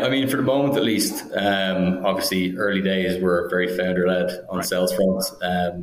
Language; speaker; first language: English; native; English